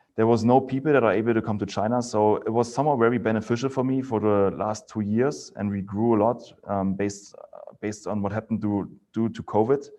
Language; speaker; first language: English; non-native, fluent; German